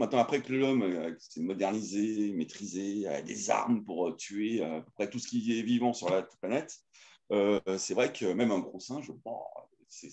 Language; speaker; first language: French; native; French